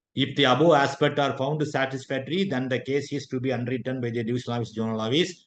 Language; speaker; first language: English; non-native, local second language; Tamil